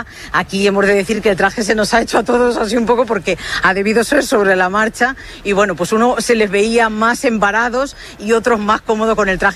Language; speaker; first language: Spanish; native; Spanish